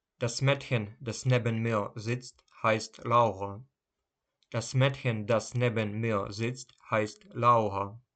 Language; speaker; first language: German; non-native, fluent; Ukrainian